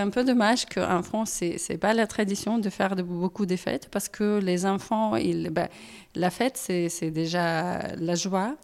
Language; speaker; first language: French; non-native, fluent; Ukrainian